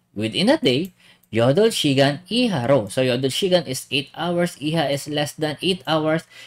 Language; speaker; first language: English; non-native, local second language; Filipino